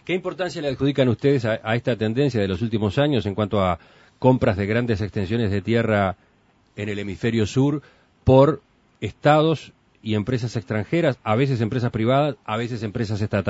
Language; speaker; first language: Spanish; native; Spanish